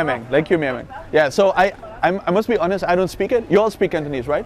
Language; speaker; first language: English; non-native, fluent; Dutch